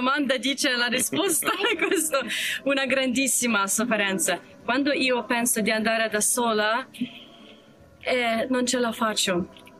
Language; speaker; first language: Italian; non-native, learner; Ukrainian